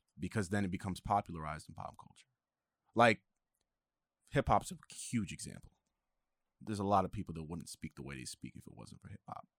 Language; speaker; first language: English; native; English